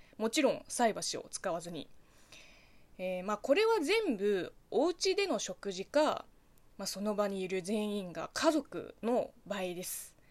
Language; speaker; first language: Japanese; non-native, fluent; Chinese